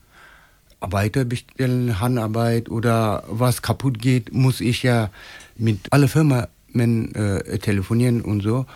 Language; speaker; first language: German; non-native, learner; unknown